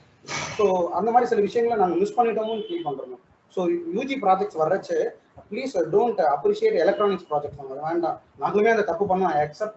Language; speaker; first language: Tamil; native; Tamil